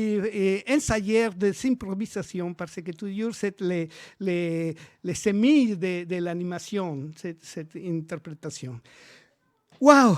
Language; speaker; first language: French; non-native, learner; Spanish